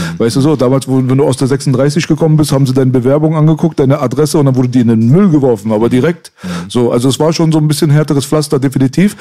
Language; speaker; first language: German; early bilingual, other home language; Persian